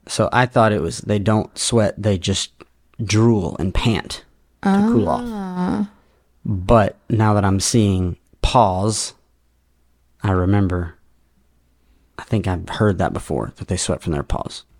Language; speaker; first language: English; native; English